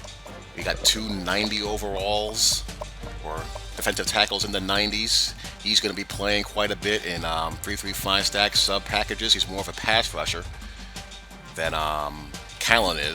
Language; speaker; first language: English; native; English